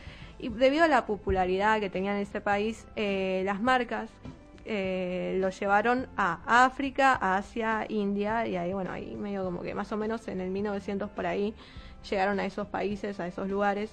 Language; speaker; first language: Spanish; native; Spanish